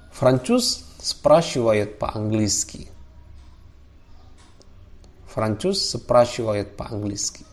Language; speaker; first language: Russian; non-native, fluent; Javanese